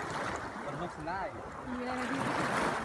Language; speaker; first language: English; non-native, learner; Vietnamese